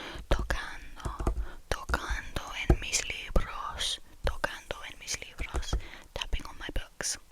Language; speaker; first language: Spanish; non-native, learner; English